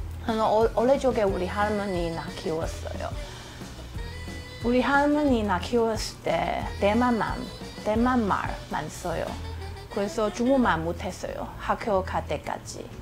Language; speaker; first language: Korean; non-native, learner; Min Nan Chinese